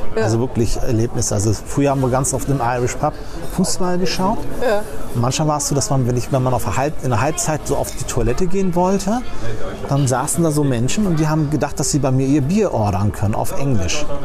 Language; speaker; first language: German; early bilingual, other home language; Turkish